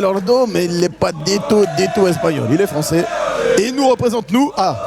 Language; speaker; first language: French; native; French